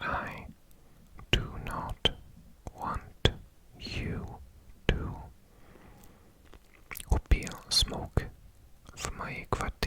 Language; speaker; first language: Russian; non-native, learner; English